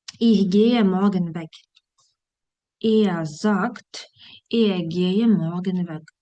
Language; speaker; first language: German; non-native, fluent; Ukrainian